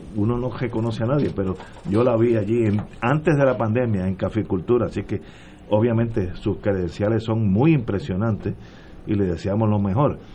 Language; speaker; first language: Spanish; native; Spanish